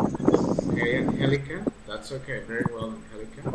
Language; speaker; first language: English; non-native, fluent; Spanish